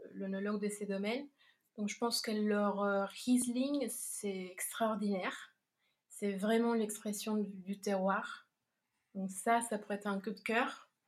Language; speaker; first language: French; non-native, fluent; Spanish